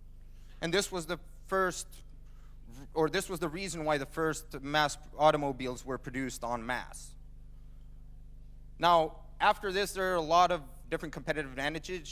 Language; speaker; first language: English; non-native, fluent; Finnish